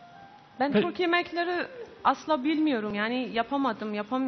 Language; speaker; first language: Turkish; non-native, fluent; Persian